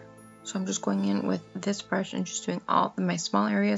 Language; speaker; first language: English; native; English